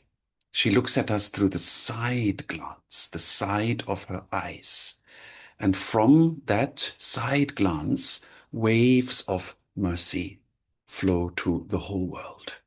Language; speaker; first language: English; non-native, fluent; German